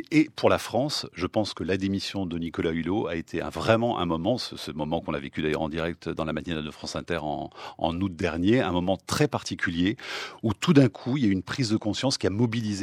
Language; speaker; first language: French; native; French